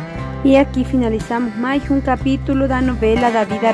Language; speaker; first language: Spanish; native; Spanish